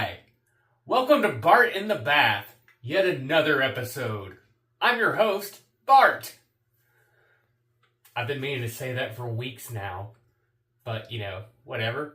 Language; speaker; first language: English; native; English